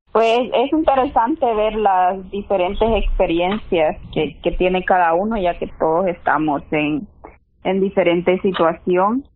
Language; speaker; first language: Spanish; native; Spanish